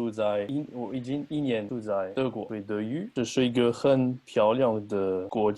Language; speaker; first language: Chinese; non-native, learner; French